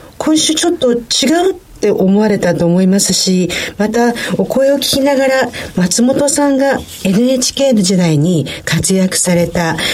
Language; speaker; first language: Japanese; native; Japanese